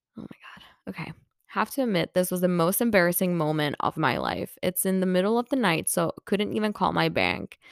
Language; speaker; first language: English; non-native, fluent; Swedish